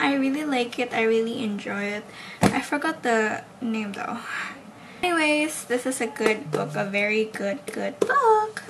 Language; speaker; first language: English; non-native, fluent; Indonesian